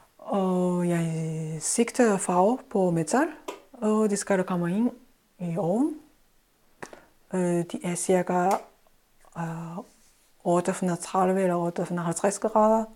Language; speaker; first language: Danish; non-native, fluent; Japanese